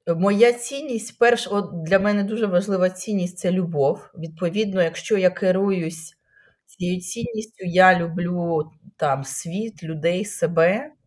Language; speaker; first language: Ukrainian; native; Ukrainian